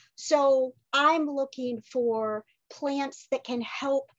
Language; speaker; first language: English; native; English